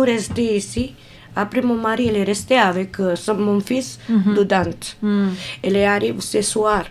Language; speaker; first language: French; non-native, learner; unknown